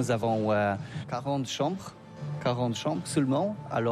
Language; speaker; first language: French; non-native, learner; Polish